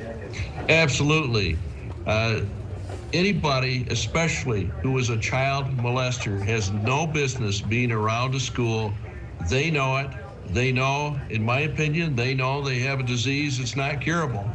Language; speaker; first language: English; native; English